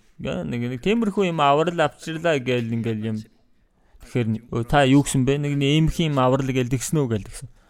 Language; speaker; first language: Mongolian; non-native, fluent; Korean